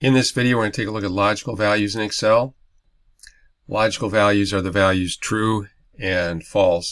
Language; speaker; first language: English; native; English